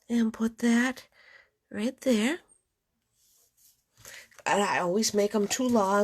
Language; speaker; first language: English; native; English